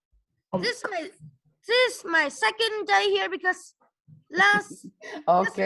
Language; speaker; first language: English; non-native, learner; Vietnamese